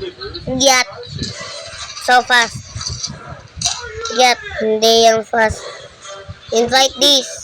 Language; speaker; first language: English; non-native, learner; Filipino